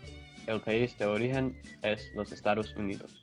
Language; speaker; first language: Spanish; non-native, learner; English